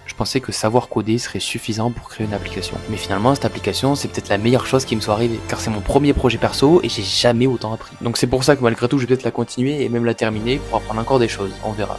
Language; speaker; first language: French; native; French